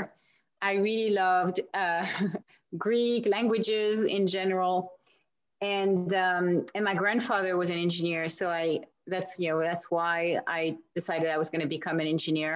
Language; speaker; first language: English; non-native, fluent; French